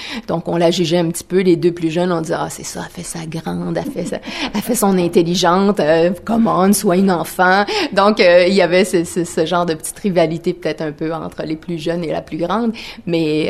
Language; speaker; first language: French; native; French